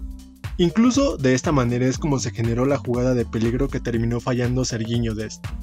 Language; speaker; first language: Spanish; native; Spanish